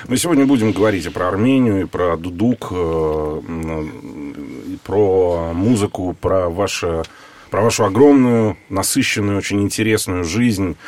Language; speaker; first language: Russian; native; Russian